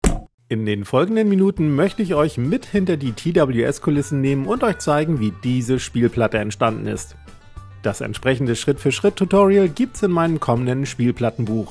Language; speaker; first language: German; native; German